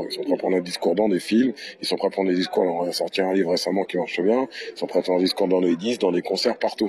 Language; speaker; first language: French; native; French